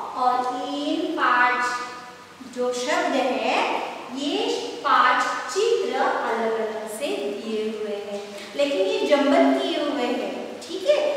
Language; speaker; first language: Hindi; non-native, local second language; Marathi